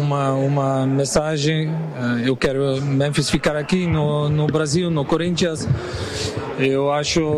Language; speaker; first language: Portuguese; non-native, learner; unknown